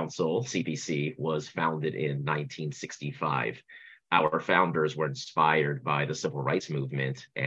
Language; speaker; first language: English; early bilingual, other home language; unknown